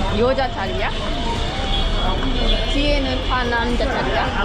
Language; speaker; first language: Korean; non-native, fluent; Japanese